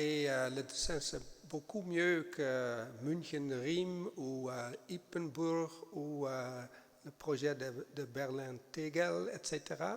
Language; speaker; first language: French; non-native, fluent; German